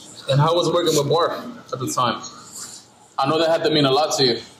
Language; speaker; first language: English; early bilingual, other home language; Spanish